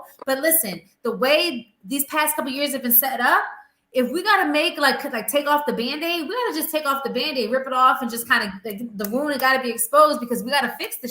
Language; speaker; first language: English; native; English